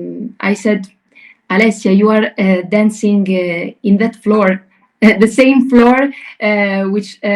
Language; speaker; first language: English; non-native, learner; Italian